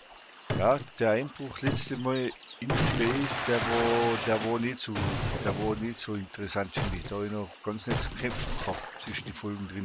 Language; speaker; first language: German; native; German